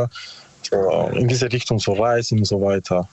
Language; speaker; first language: German; non-native, learner; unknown